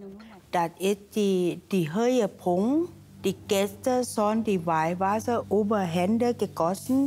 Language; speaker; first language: German; non-native, learner; Thai